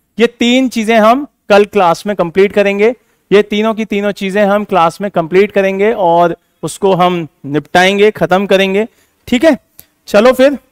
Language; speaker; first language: Hindi; native; Hindi